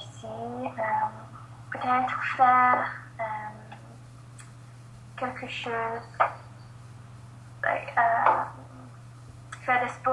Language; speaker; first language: French; non-native, learner; English